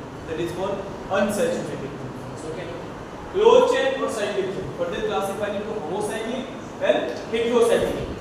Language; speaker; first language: English; non-native, local second language; Hindi